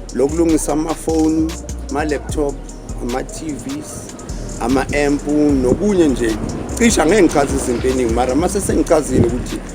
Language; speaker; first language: Zulu; non-native, local second language; South Ndebele